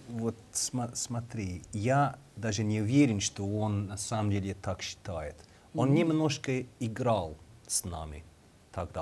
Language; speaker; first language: Russian; non-native, learner; English